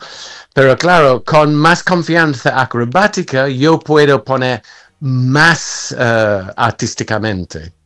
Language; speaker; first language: Spanish; non-native, fluent; English